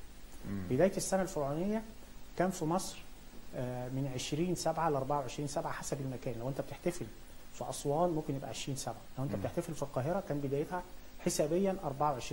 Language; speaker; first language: Arabic; native; Arabic